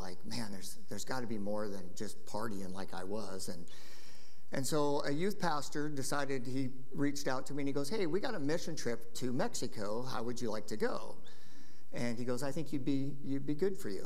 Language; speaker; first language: English; native; English